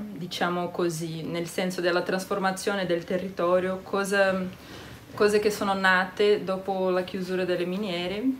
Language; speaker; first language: Italian; non-native, fluent; Portuguese